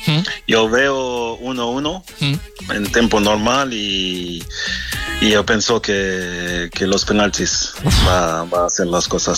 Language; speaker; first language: Spanish; non-native, fluent; French